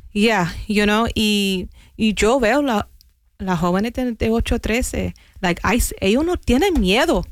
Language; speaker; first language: Spanish; non-native, fluent; English